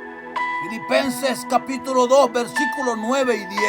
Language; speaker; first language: Spanish; native; Spanish